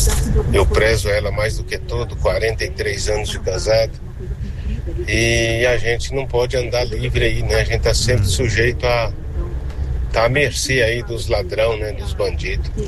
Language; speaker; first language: Portuguese; native; Portuguese